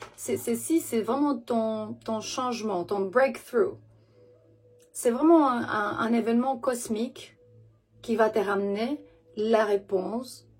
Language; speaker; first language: French; non-native, fluent; Romanian